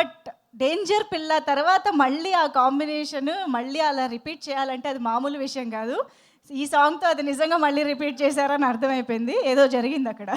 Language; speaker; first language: Telugu; native; Telugu